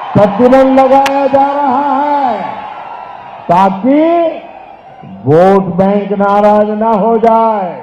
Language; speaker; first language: Hindi; non-native, local second language; Gujarati